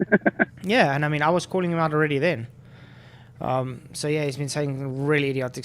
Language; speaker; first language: English; native; English